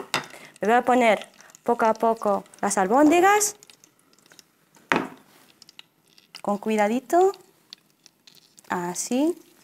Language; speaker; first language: Spanish; non-native, fluent; Arabic